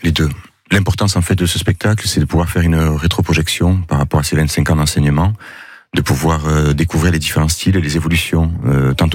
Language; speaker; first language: French; native; French